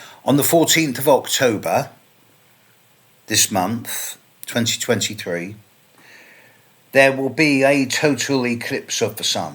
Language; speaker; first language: English; native; English